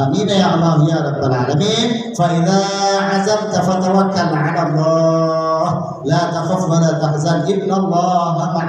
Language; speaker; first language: Indonesian; native; Indonesian